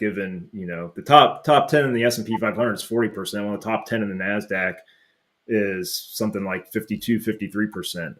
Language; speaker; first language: English; native; English